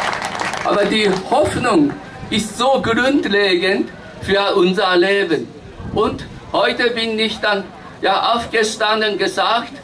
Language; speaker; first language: German; non-native, fluent; Japanese